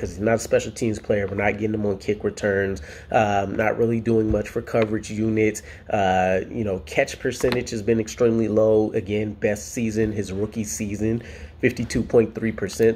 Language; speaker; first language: English; native; English